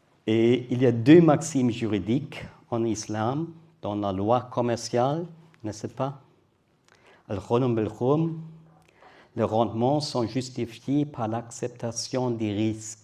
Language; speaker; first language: French; non-native, learner; German